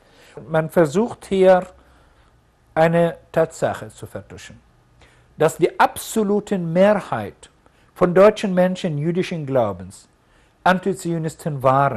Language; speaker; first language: German; non-native, fluent; Arabic